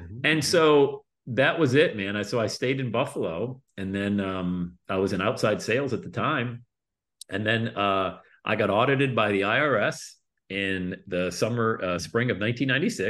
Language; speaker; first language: English; native; English